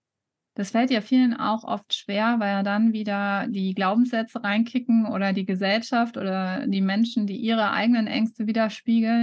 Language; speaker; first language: German; native; German